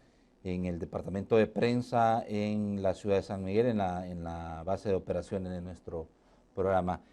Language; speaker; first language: Spanish; native; Spanish